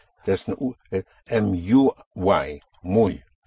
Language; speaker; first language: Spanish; non-native, fluent; English